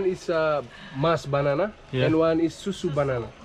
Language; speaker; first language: English; non-native, learner; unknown